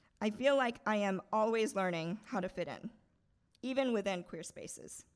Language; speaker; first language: English; non-native, local second language; Bangla